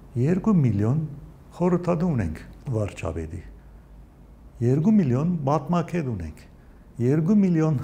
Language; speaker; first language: Armenian; early bilingual, heritage; Armenian